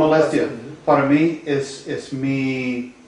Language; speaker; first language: Spanish; non-native, learner; English